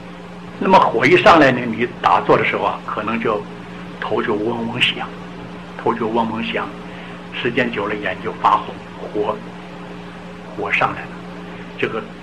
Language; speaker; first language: Chinese; native; Chinese